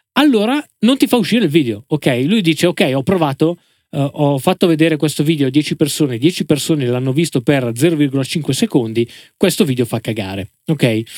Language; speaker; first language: Italian; native; Italian